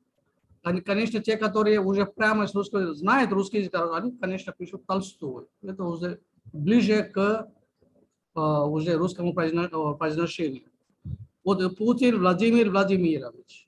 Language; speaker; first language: Russian; native; Russian